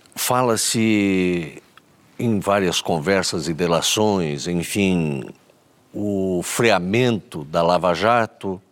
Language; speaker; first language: Portuguese; native; Portuguese